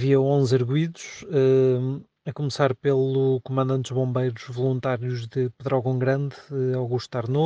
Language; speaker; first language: Portuguese; native; Portuguese